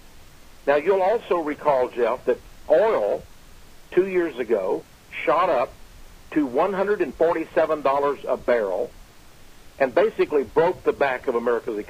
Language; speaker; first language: English; native; English